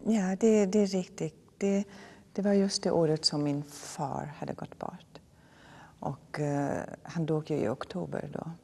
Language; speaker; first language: Swedish; non-native, fluent; German